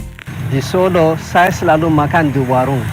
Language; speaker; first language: Indonesian; non-native, fluent; Malagasy